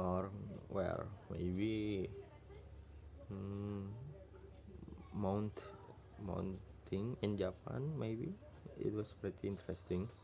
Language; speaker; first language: English; non-native, learner; Indonesian